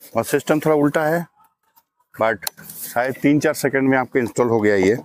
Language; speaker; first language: Hindi; non-native, local second language; Bangla